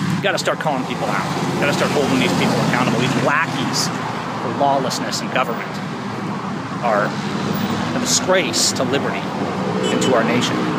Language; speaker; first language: English; native; English